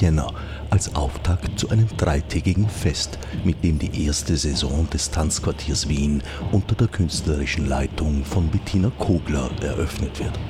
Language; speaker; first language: German; native; German